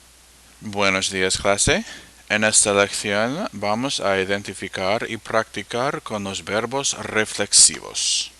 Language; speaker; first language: Spanish; non-native, fluent; English